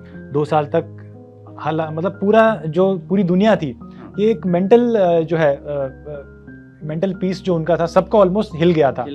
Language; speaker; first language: Hindi; native; Hindi